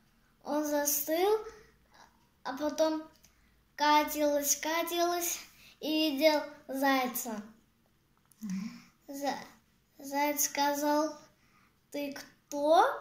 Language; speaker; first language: Russian; non-native, learner; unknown